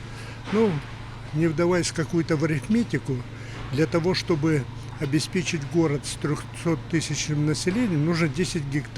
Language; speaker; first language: Russian; native; Russian